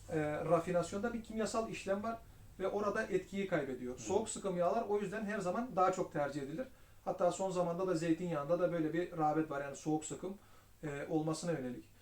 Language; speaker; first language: Turkish; native; Turkish